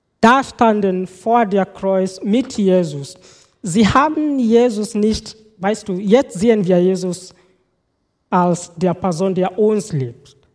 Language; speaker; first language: German; non-native, fluent; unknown